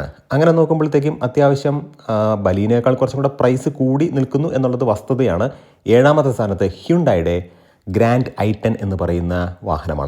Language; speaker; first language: Malayalam; native; Malayalam